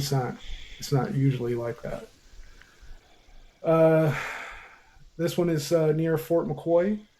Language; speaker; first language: English; native; English